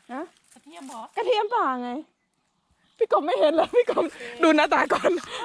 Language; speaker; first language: Thai; native; Thai